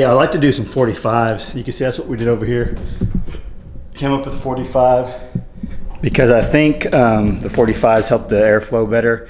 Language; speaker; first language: English; native; English